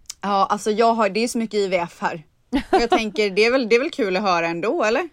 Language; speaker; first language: Swedish; native; Swedish